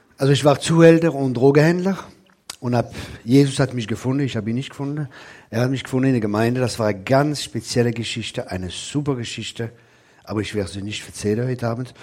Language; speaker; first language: German; non-native, local second language; Swiss German